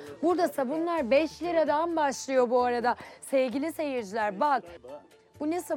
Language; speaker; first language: Turkish; native; Turkish